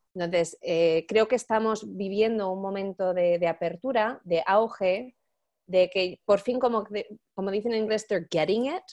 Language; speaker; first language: Spanish; native; Spanish